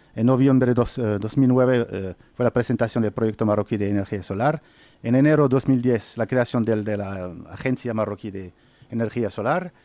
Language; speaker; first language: Spanish; non-native, fluent; Arabic